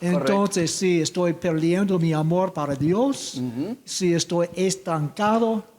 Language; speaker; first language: Spanish; non-native, learner; English